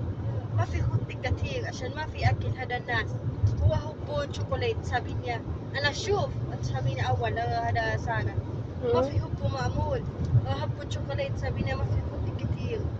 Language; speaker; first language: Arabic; non-native, learner; Filipino